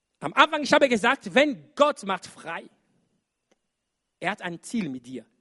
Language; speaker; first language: German; non-native, fluent; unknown